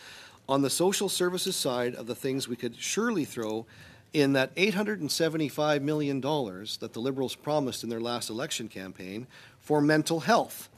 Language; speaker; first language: English; native; English